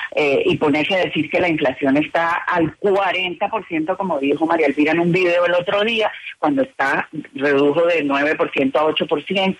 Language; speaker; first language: Spanish; native; Spanish